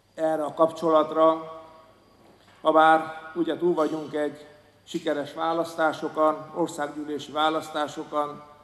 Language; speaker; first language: Hungarian; native; Hungarian